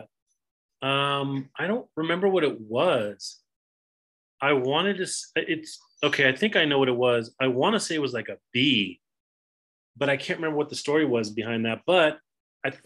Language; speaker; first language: English; native; English